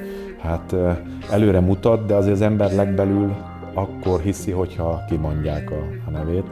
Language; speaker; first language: Hungarian; native; Hungarian